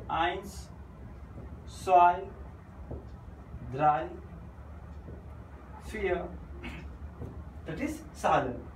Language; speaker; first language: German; non-native, fluent; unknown